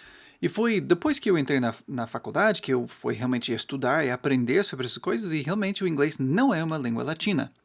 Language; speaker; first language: Portuguese; non-native, fluent; English